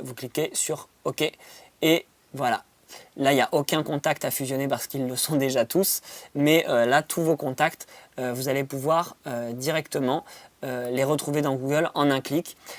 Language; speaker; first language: French; native; French